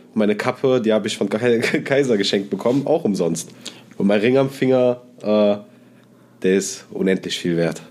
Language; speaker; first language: German; native; German